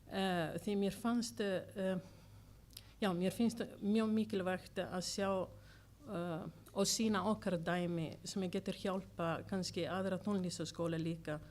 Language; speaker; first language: Icelandic; non-native, learner; Italian